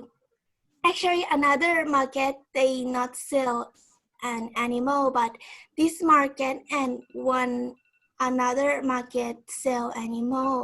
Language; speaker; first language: English; non-native, learner; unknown